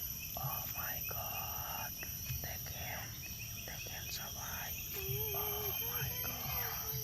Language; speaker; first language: Hindi; non-native, learner; Bangla